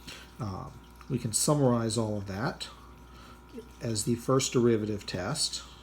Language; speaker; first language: English; native; English